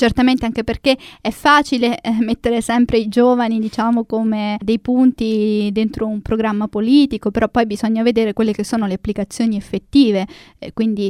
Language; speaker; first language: Italian; native; Italian